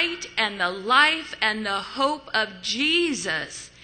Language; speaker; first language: English; native; English